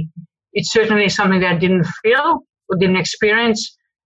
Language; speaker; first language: English; early bilingual, other home language; Hungarian